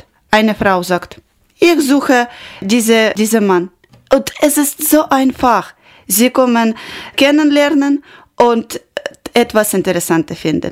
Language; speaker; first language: German; non-native, learner; Ukrainian